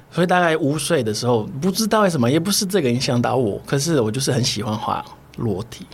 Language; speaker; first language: Chinese; non-native, fluent; Portuguese